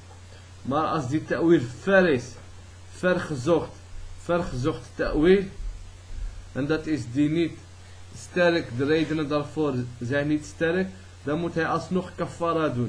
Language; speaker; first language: Dutch; early bilingual, other home language; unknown